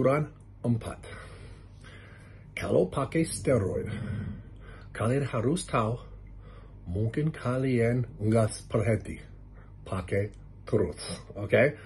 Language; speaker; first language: Indonesian; non-native, learner; English